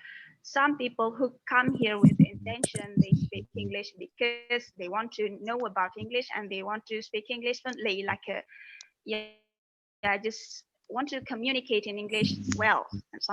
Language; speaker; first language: English; non-native, fluent; Indonesian